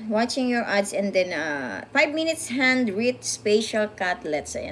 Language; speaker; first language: English; non-native, local second language; Filipino